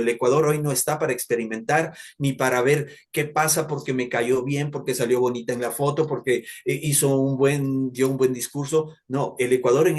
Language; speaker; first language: Spanish; native; Spanish